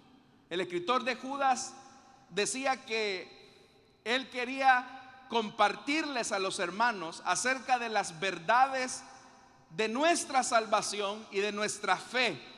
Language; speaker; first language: Spanish; native; Spanish